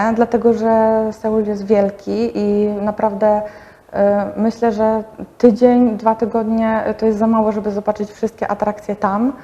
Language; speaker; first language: Polish; native; Polish